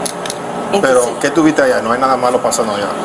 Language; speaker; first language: Spanish; early bilingual, heritage; Spanish